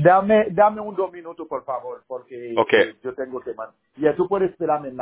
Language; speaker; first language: Spanish; non-native, learner; Haitian Creole